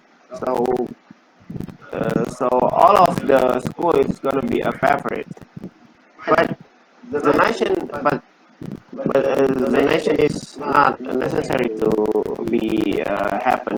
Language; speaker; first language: English; non-native, learner; Indonesian